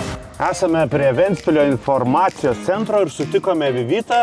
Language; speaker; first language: Lithuanian; native; Lithuanian